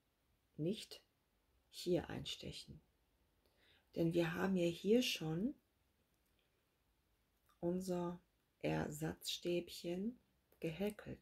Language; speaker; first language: German; native; German